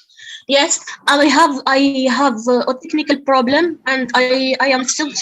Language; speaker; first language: English; non-native, learner; Arabic